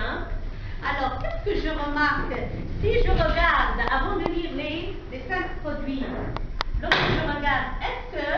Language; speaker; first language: French; non-native, local second language; Arabic